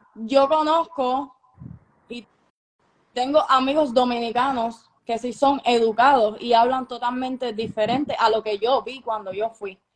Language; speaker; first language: Spanish; native; Spanish